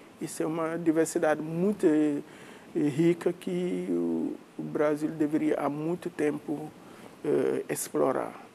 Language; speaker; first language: Portuguese; non-native, fluent; Wolof